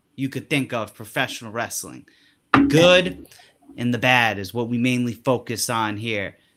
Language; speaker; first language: English; native; English